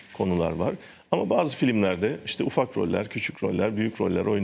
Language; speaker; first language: Turkish; native; Turkish